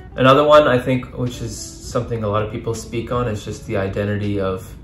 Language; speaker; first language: English; native; English